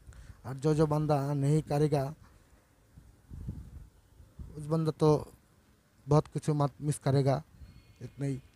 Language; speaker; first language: Hindi; non-native, learner; Bangla